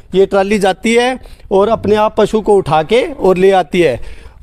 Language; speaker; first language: Hindi; native; Hindi